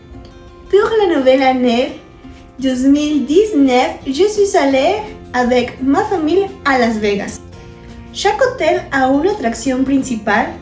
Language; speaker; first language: French; non-native, learner; Spanish